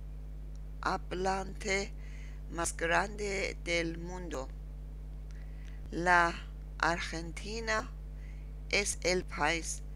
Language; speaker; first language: Spanish; non-native, learner; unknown